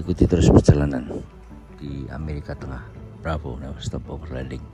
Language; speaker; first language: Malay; non-native, local second language; Javanese